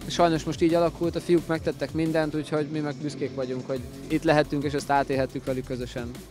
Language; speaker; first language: Hungarian; native; Hungarian